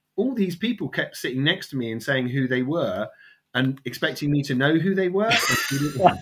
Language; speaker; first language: English; native; English